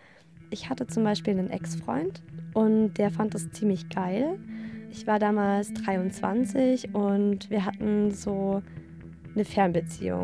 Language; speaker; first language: German; native; German